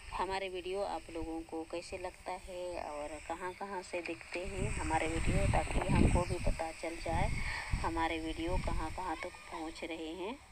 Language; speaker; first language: Hindi; non-native, local second language; Santali